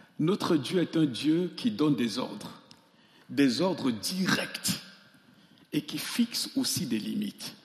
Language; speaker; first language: French; non-native, local second language; Sango